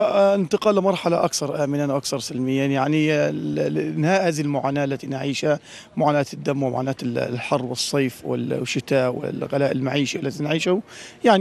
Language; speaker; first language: Arabic; native; Arabic